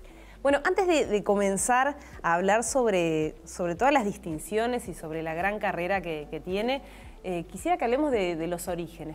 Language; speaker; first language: Spanish; native; Spanish